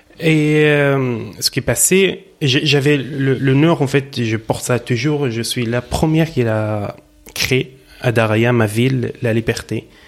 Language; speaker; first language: French; non-native, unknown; Arabic